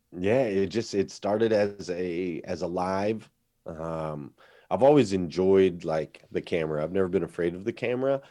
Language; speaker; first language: English; native; English